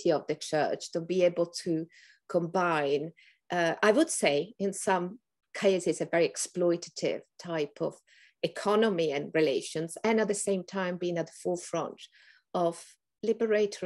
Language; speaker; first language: English; non-native, fluent; Italian